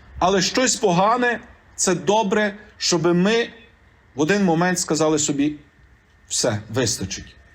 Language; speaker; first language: Ukrainian; native; Ukrainian